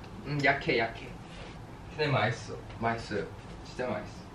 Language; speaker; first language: Korean; non-native, fluent; Thai